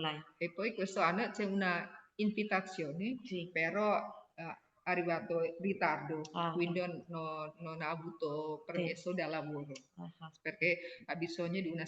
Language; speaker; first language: Italian; non-native, learner; Indonesian